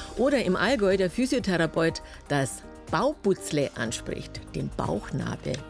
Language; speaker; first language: German; native; German